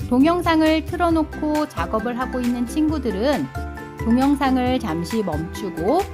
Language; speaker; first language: Korean; native; Korean